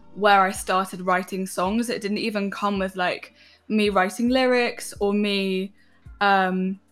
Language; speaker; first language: English; native; English